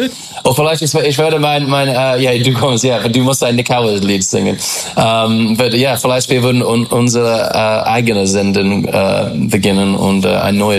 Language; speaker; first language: German; non-native, learner; English